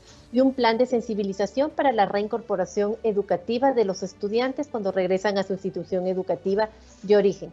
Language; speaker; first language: Spanish; native; Spanish